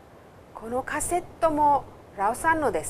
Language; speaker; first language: Japanese; non-native, fluent; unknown